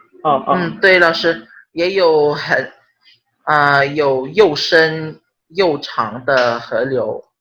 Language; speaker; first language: Chinese; non-native, learner; Filipino